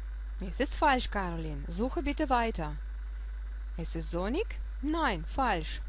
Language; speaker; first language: German; non-native, fluent; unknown